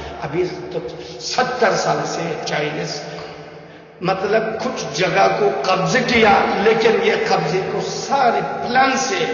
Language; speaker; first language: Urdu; non-native, learner; Uyghur